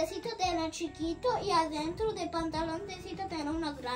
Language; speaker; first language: Spanish; early bilingual, heritage; Spanish